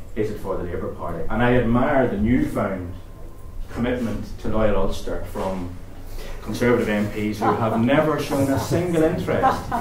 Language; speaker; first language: English; native; English